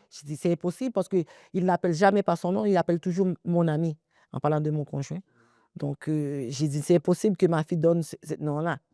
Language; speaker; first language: French; early bilingual, other home language; Haitian Creole